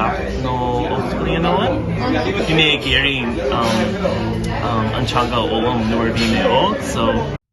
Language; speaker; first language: Irish; non-native, learner; English